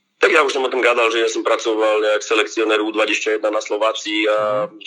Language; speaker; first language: Polish; non-native, learner; Slovak